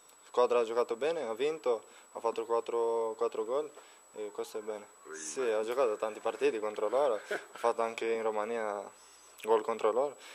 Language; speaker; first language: Italian; non-native, learner; Romanian